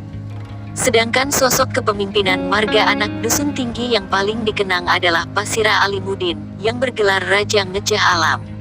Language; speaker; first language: Indonesian; native; Indonesian